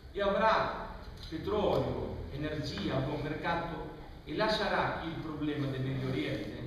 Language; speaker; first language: Italian; non-native, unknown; Spanish